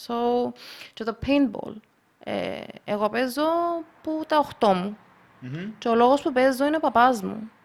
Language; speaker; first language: Greek; early bilingual, other home language; Russian